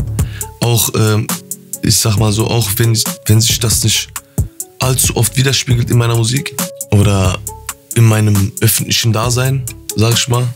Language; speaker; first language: German; early bilingual, other home language; Turkish